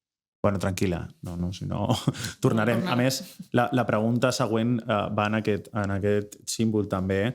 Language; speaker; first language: Catalan; native; Catalan